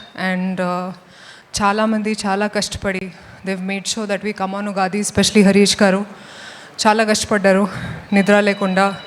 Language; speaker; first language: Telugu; non-native, local second language; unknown